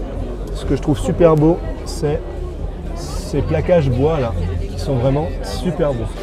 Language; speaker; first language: French; native; French